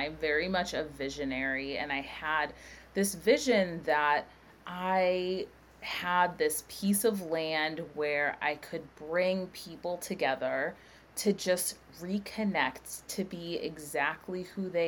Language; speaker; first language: English; native; English